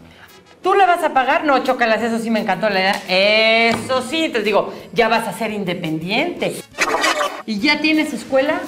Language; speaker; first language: Spanish; native; Spanish